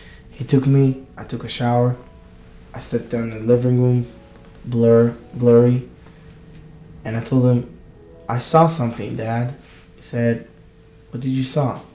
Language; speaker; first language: English; non-native, fluent; Hebrew